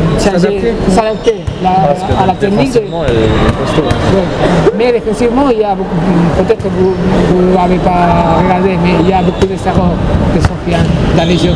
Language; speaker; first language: French; non-native, fluent; Spanish